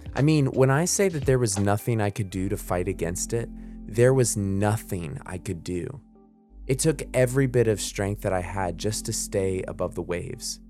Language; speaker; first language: English; native; English